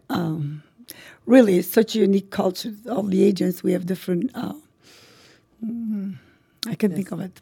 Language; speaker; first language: English; non-native, fluent; Macedonian